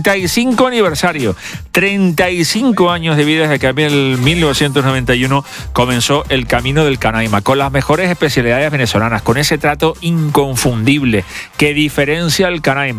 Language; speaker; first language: Spanish; native; Spanish